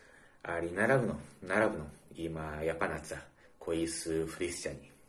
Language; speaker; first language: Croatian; non-native, learner; Japanese